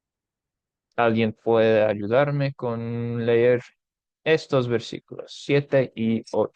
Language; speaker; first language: Spanish; non-native, fluent; English